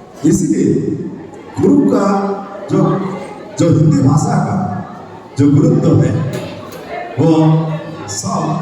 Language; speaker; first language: Hindi; non-native, local second language; Odia